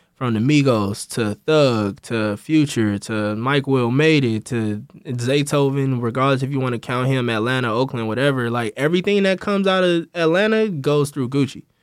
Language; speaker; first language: English; native; English